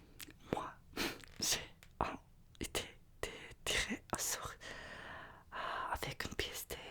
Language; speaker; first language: French; non-native, learner; Russian